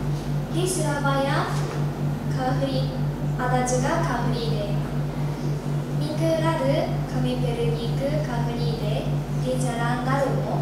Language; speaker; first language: Indonesian; non-native, learner; Japanese